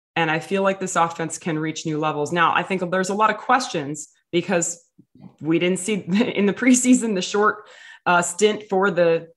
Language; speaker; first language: English; native; English